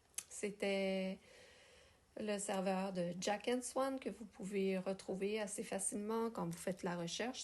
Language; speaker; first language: French; native; French